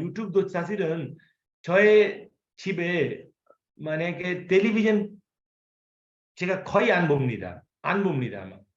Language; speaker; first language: Korean; non-native, fluent; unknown